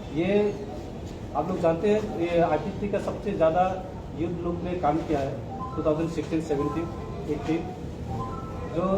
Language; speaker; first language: Hindi; non-native, local second language; Kok Borok